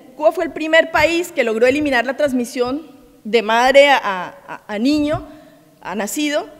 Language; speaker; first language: Spanish; native; Spanish